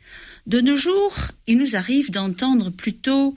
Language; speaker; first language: French; native; French